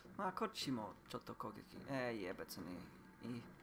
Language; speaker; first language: Japanese; non-native, learner; English